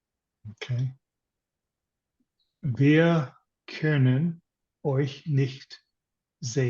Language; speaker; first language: German; non-native, learner; English